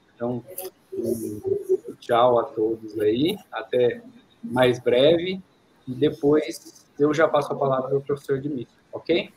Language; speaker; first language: Portuguese; native; Portuguese